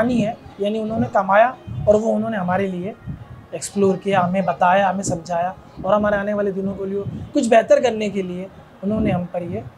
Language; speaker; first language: Urdu; non-native, local second language; Gujarati